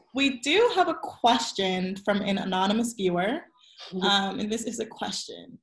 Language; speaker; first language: English; native; English